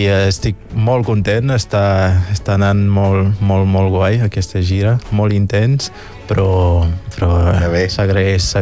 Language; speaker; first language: Catalan; non-native, fluent; Mandingo